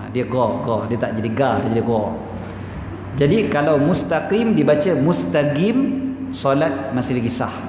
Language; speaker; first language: Malay; native; Malay